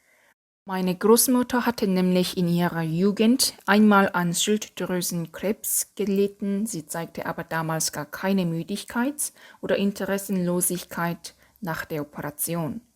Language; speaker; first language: German; non-native, fluent; Korean